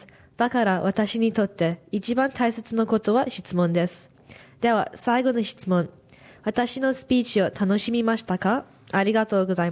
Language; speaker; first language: Japanese; non-native, learner; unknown